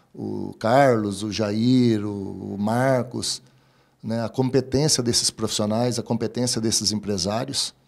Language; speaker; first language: Portuguese; native; Portuguese